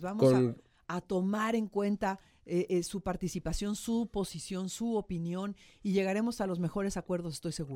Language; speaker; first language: Spanish; native; Spanish